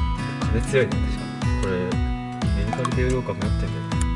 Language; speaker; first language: Japanese; native; Japanese